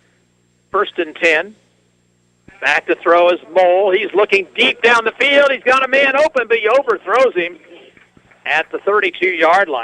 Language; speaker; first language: English; native; English